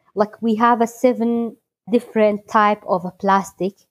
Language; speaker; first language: English; non-native, learner; Kurdish